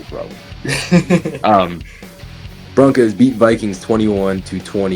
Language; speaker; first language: English; native; English